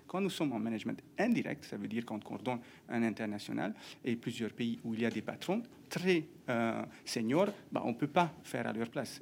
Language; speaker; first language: French; non-native, fluent; Hungarian